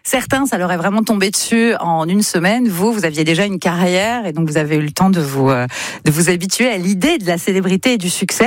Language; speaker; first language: French; native; French